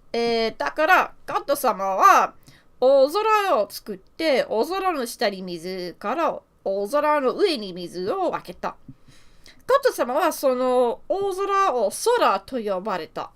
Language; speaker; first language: Japanese; non-native, learner; English